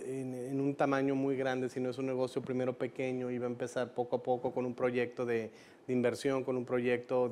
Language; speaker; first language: Spanish; native; Spanish